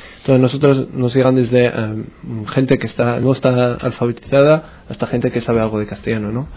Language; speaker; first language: Spanish; non-native, fluent; Arabic